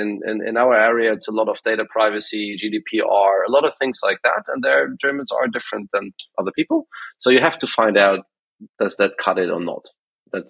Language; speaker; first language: English; non-native, fluent; German